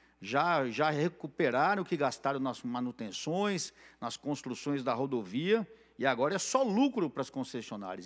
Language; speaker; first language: Portuguese; native; Portuguese